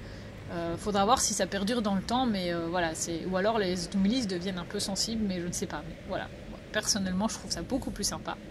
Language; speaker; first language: French; native; French